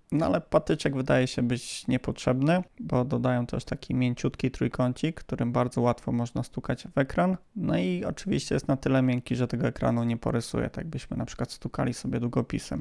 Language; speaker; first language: Polish; native; Polish